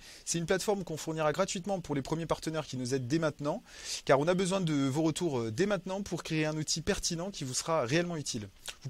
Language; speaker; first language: French; native; French